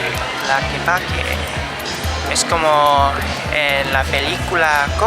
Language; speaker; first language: Spanish; non-native, learner; Chinese